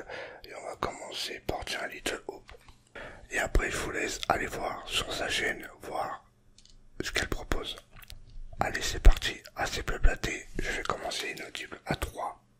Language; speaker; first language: French; native; French